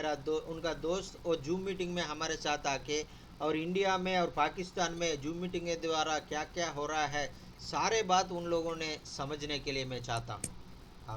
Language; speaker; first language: Hindi; non-native, local second language; Telugu